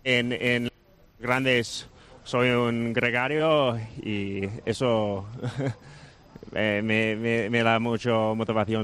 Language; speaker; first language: Spanish; non-native, fluent; Dutch